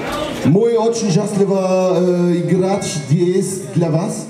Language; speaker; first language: Russian; non-native, learner; German